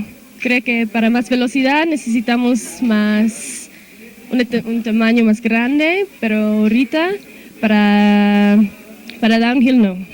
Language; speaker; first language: Spanish; non-native, fluent; English